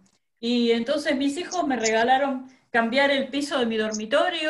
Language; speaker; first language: Spanish; native; Spanish